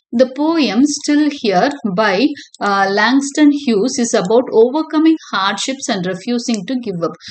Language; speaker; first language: English; non-native, local second language; Tamil